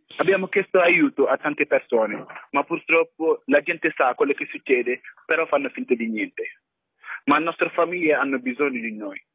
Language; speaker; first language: Italian; non-native, fluent; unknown